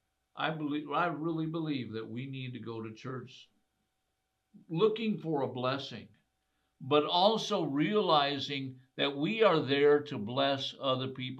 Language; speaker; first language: English; native; English